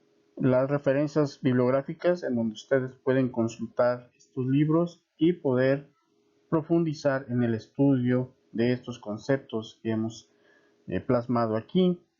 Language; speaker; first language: Spanish; native; Spanish